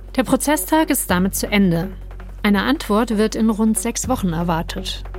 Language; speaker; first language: German; native; German